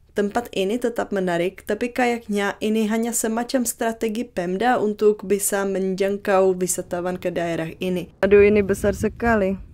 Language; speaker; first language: Indonesian; non-native, fluent; Czech